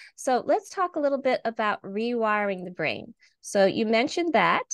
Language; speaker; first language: English; native; English